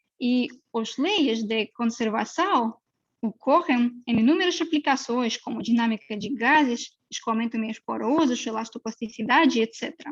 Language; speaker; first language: Portuguese; non-native, fluent; Russian